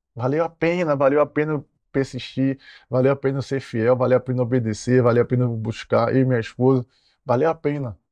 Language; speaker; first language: Portuguese; native; Portuguese